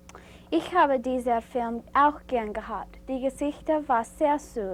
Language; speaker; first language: German; non-native, learner; English